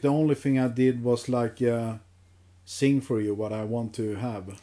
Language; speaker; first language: English; non-native, fluent; Swedish